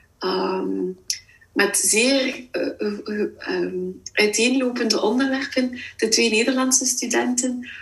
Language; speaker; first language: Dutch; native; Dutch